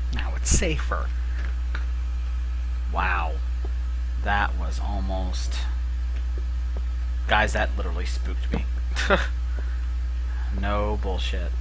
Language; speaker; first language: English; native; English